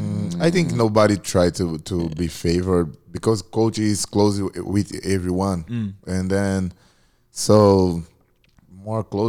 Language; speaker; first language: English; non-native, learner; Portuguese